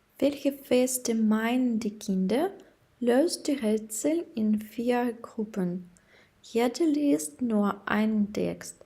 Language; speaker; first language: German; non-native, fluent; Ukrainian